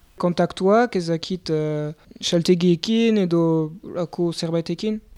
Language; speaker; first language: Basque; native; Basque